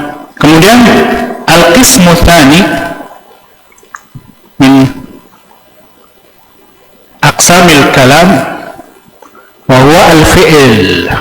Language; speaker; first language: Arabic; non-native, fluent; Indonesian